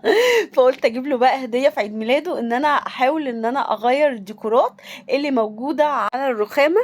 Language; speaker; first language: Arabic; native; Arabic